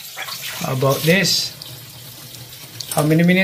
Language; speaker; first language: English; non-native, local second language; Filipino